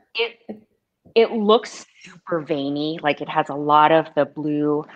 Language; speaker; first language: English; native; English